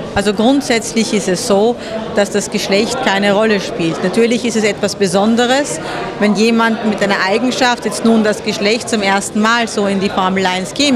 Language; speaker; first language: German; early bilingual, other home language; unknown